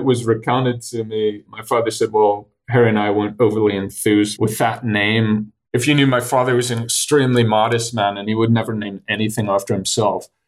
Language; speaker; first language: English; native; English